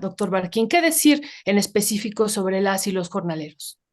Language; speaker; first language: Spanish; native; Spanish